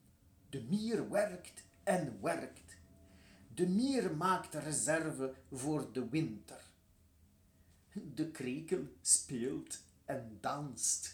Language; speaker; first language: Dutch; non-native, learner; French